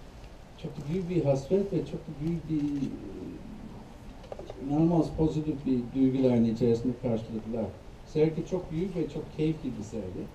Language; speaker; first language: Turkish; non-native, fluent; English